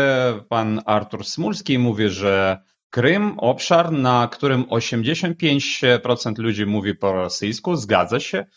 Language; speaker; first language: Polish; non-native, fluent; Ukrainian